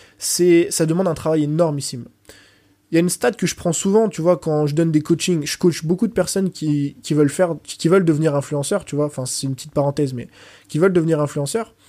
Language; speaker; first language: French; early bilingual, other home language; Portuguese